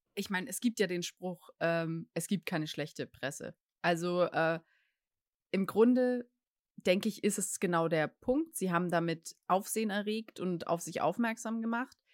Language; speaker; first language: German; native; German